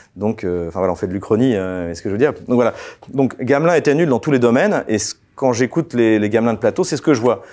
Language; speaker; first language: French; native; French